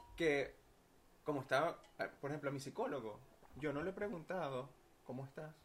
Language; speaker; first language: Spanish; native; Spanish